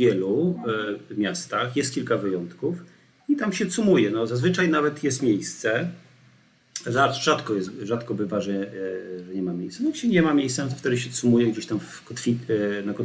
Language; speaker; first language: Polish; native; Polish